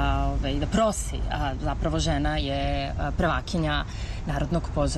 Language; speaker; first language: Serbian; native; Serbian